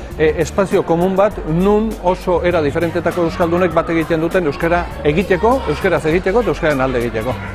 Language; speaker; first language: Basque; native; Basque